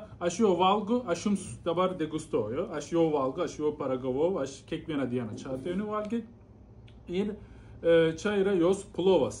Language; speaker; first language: Lithuanian; non-native, learner; Turkish